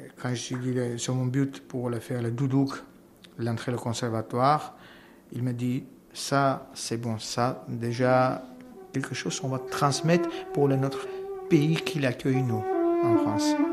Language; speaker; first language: French; non-native, learner; Armenian